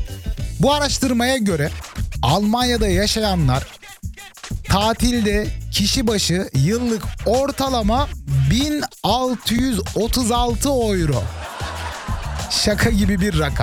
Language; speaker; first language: Turkish; native; Turkish